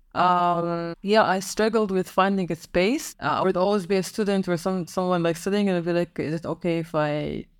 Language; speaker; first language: English; non-native, fluent; Arabic